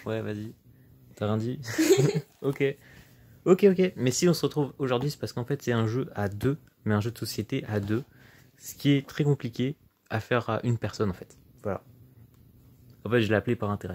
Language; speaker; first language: French; native; French